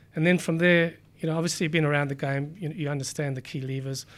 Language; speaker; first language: English; native; English